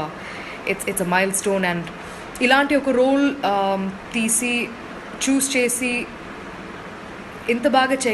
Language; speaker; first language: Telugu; non-native, local second language; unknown